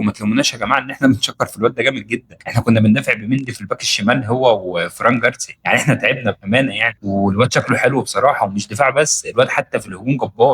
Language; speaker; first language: Arabic; native; Arabic